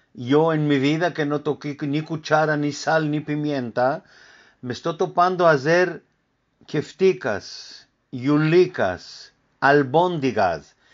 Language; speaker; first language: Spanish; early bilingual, heritage; Ladino